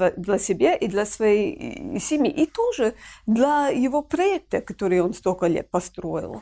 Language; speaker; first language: Russian; non-native, fluent; English